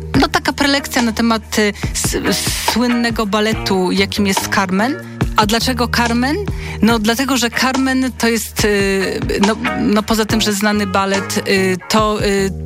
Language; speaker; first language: Polish; native; Polish